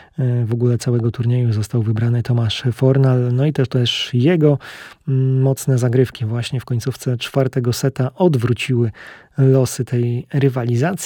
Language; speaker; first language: Polish; native; Polish